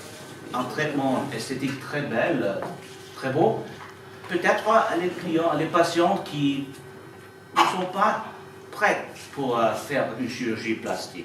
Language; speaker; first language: French; non-native, fluent; Italian